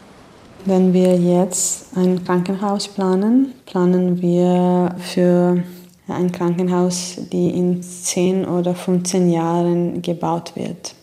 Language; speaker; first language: German; non-native, fluent; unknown